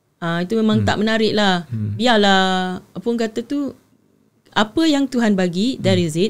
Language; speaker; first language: Malay; native; Malay